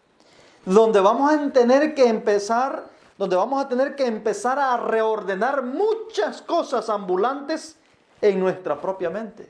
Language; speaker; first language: Spanish; native; Spanish